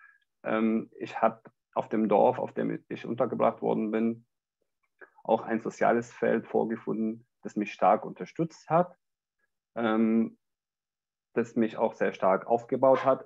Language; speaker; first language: German; non-native, fluent; Arabic